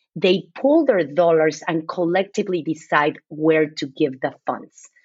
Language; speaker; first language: English; non-native, fluent; Spanish